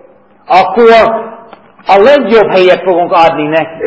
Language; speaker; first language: Hungarian; non-native, fluent; English